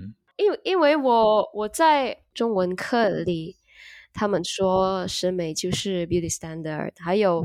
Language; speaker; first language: Chinese; non-native, learner; Indonesian